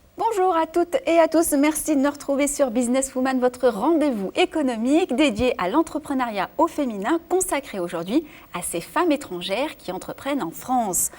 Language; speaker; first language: French; native; French